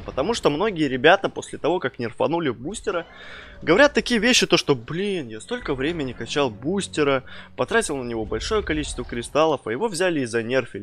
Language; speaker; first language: Russian; native; Russian